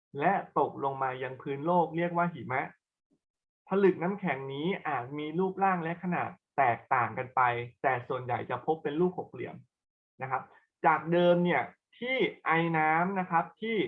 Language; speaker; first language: Thai; native; Thai